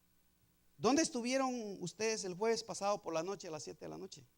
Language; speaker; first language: Spanish; native; Spanish